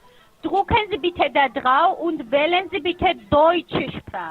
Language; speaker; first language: German; non-native, fluent; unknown